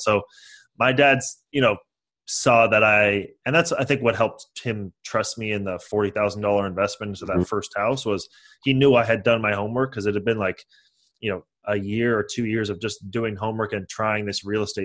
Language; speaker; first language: English; native; English